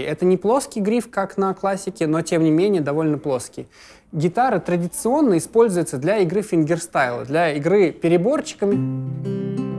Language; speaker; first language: Russian; native; Russian